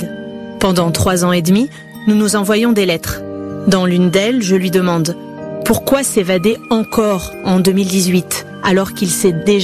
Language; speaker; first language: French; native; French